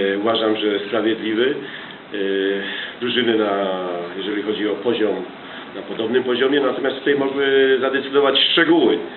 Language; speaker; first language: Polish; native; Polish